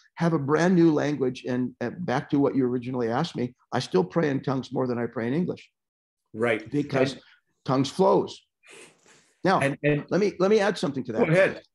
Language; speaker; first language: English; native; English